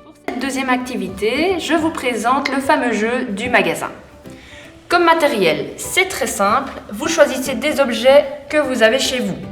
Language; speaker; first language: French; native; French